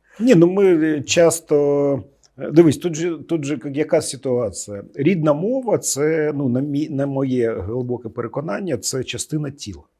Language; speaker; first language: Ukrainian; non-native, local second language; Russian